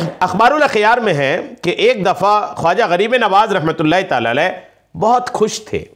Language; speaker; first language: Urdu; native; Urdu